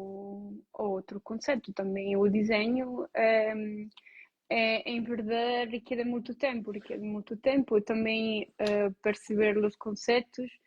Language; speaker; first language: Portuguese; non-native, learner; Italian